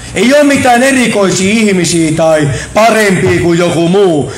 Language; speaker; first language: Finnish; native; Finnish